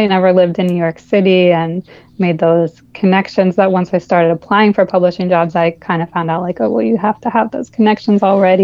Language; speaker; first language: English; native; English